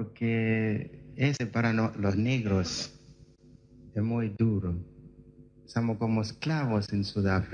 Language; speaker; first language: Spanish; non-native, learner; Xhosa